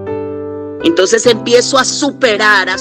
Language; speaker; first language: Spanish; native; Spanish